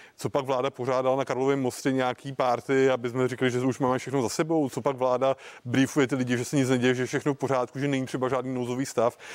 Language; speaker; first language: Czech; native; Czech